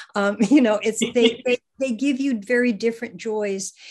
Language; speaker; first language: English; native; English